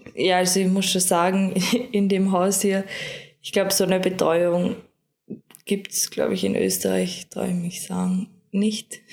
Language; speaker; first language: German; native; German